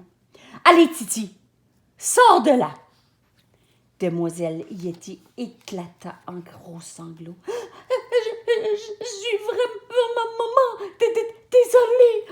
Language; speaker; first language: French; native; French